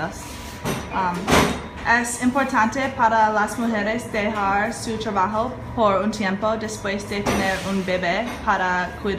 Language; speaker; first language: Spanish; non-native, learner; English